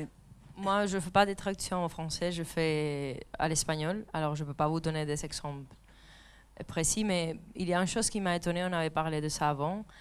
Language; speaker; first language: French; non-native, fluent; Spanish